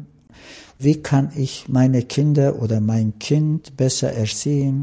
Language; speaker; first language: German; non-native, fluent; Turkish